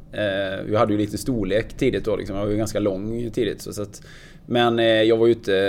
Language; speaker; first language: Swedish; native; Swedish